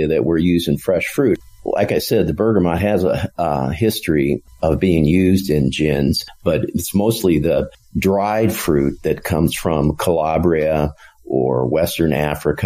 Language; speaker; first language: English; native; English